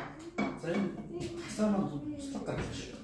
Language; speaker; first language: Mongolian; native; Mongolian